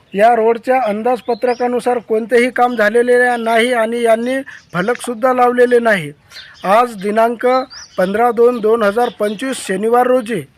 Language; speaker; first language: Marathi; native; Marathi